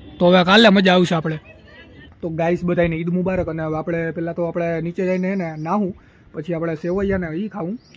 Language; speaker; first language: Gujarati; native; Gujarati